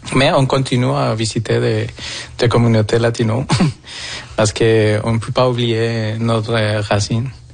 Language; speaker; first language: French; non-native, fluent; Spanish